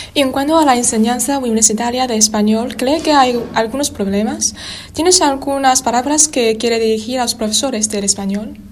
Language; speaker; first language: Spanish; non-native, fluent; Chinese